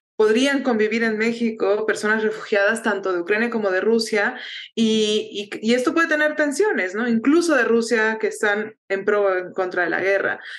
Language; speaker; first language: Spanish; native; Spanish